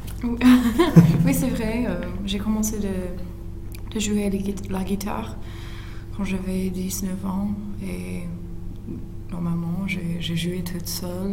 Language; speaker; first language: French; non-native, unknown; English